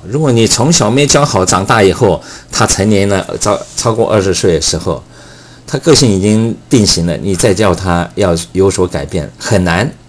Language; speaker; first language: Chinese; native; Chinese